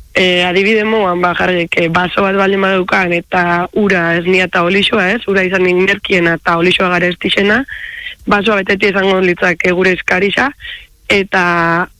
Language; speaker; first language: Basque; native; Basque